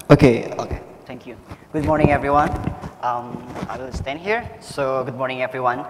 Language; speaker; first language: English; non-native, fluent; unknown